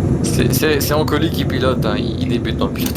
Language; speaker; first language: French; native; French